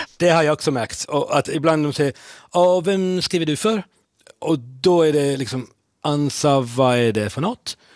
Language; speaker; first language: Swedish; non-native, fluent; Italian